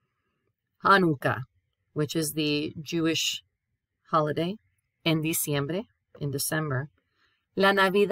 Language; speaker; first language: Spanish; non-native, fluent; English